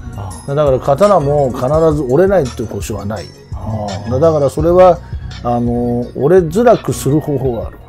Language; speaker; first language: Japanese; native; Japanese